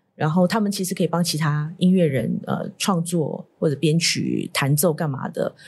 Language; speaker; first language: Chinese; non-native, local second language; Cantonese